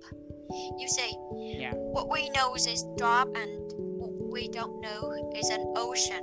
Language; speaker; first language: English; non-native, learner; Vietnamese